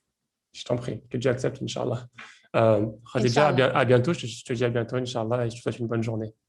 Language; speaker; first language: French; native; French